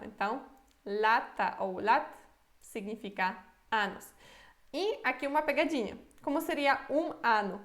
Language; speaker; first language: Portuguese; non-native, fluent; Polish